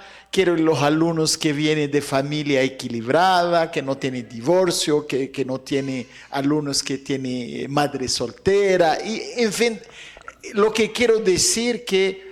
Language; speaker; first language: Spanish; non-native, fluent; Arabic